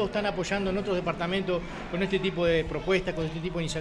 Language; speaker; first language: Spanish; native; Spanish